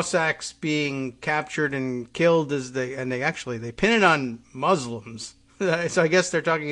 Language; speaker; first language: English; native; English